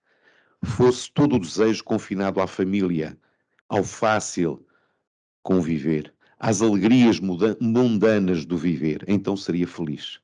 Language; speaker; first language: Portuguese; native; Portuguese